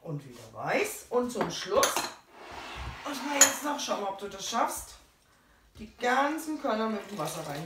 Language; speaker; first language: German; native; German